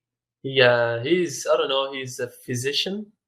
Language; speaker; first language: English; non-native, fluent; Arabic